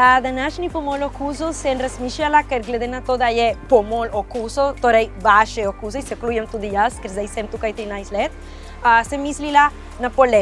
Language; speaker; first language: Slovenian; non-native, fluent; Spanish